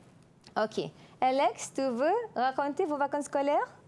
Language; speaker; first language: French; non-native, fluent; Malay